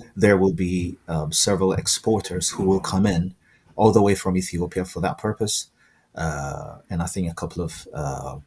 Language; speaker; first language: English; non-native, fluent; Amharic